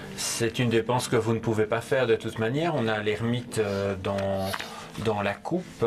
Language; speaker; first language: French; native; French